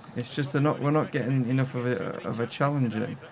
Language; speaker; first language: English; native; English